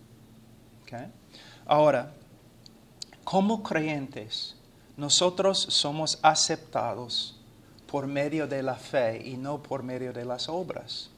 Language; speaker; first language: Spanish; non-native, fluent; English